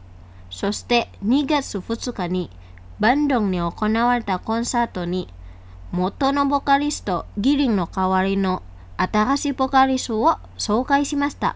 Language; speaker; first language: Japanese; non-native, fluent; Indonesian